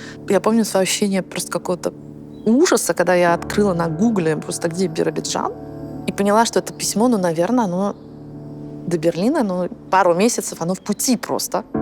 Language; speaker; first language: Russian; native; Russian